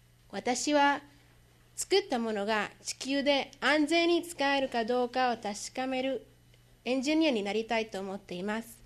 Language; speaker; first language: Japanese; non-native, learner; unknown